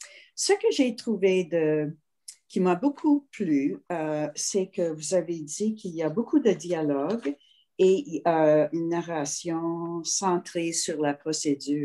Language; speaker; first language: French; non-native, fluent; English